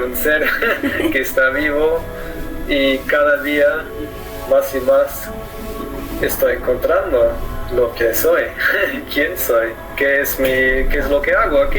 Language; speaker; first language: Spanish; non-native, fluent; German